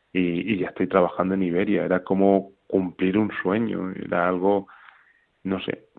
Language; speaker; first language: Spanish; native; Spanish